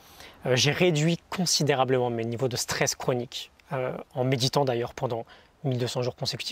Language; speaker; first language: French; native; French